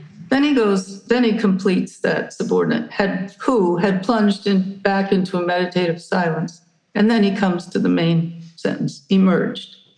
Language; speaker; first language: English; native; English